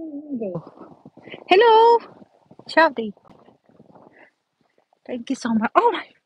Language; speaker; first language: English; non-native, learner; Filipino